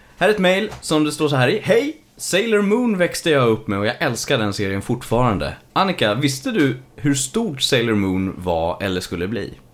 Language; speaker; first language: Swedish; native; Swedish